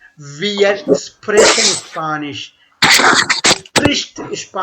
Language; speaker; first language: German; non-native, learner; Hindi